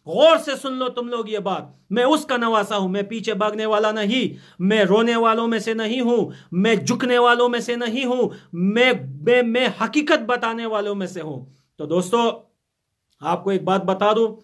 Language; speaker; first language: Urdu; non-native, fluent; Pashto